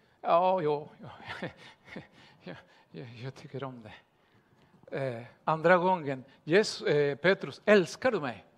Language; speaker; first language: Swedish; non-native, fluent; Spanish